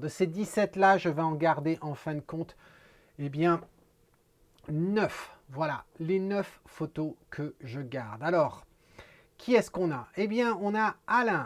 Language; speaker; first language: French; native; French